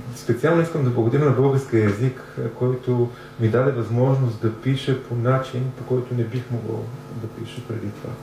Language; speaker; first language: Bulgarian; non-native, fluent; English